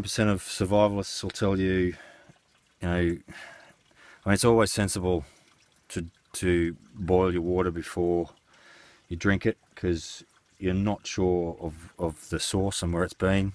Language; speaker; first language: English; native; English